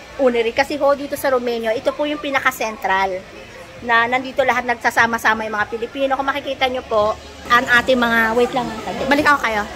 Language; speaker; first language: Filipino; native; Filipino